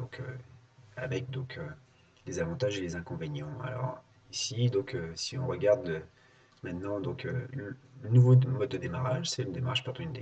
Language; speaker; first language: French; native; French